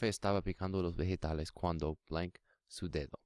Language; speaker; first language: Spanish; non-native, fluent; English